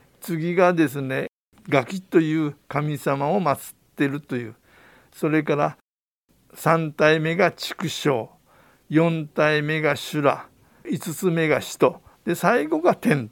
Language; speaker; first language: Japanese; native; Japanese